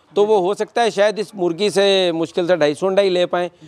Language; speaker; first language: Hindi; native; Hindi